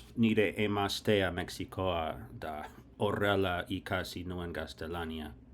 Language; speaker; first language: Basque; non-native, learner; English